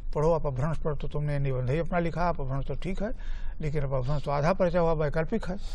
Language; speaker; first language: Hindi; native; Hindi